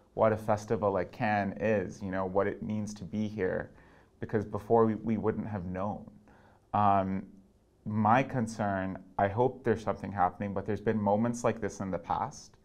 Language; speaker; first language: English; non-native, local second language; Urdu